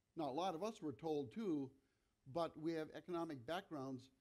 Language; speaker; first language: English; native; English